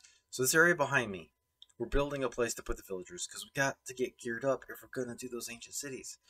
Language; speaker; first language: English; native; English